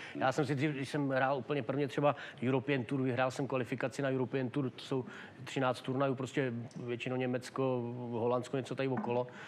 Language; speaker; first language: Czech; native; Czech